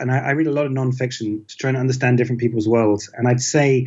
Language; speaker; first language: English; native; English